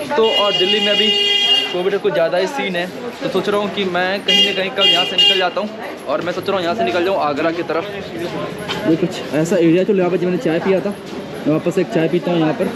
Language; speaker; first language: Hindi; native; Hindi